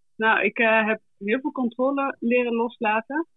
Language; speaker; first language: Dutch; native; Dutch